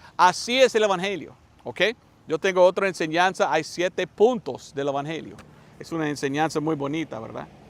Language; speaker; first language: Spanish; non-native, fluent; English